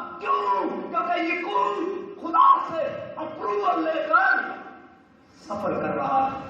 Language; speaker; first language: Urdu; non-native, local second language; Punjabi